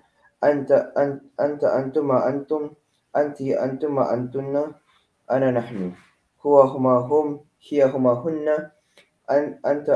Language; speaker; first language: Arabic; non-native, learner; Filipino